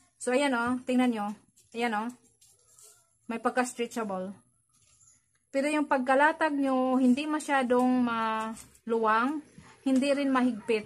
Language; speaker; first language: Filipino; native; Filipino